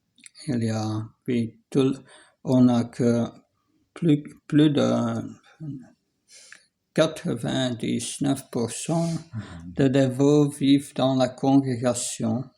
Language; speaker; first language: French; non-native, fluent; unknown